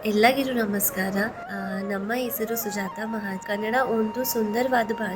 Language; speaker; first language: Kannada; non-native, learner; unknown